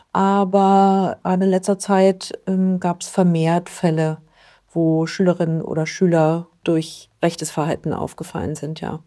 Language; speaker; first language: German; native; German